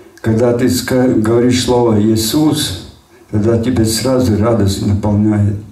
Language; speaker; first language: Russian; non-native, local second language; Latvian